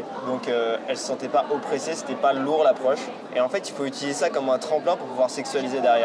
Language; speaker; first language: French; native; French